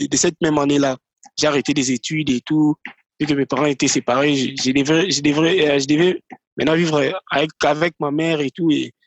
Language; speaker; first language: French; non-native, local second language; Lingala